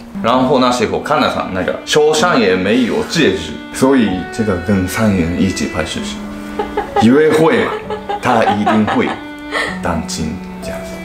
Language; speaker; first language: Chinese; non-native, fluent; Japanese